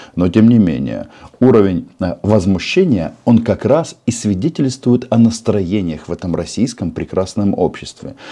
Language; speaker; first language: Russian; native; Russian